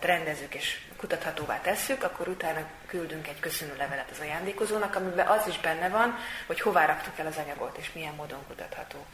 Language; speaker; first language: Hungarian; native; Hungarian